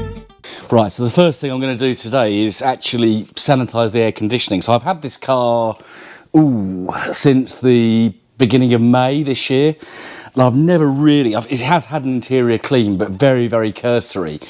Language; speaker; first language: English; native; English